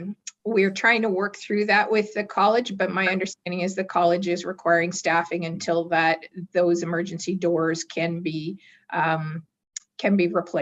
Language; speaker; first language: English; native; English